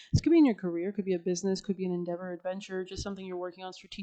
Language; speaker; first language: English; native; English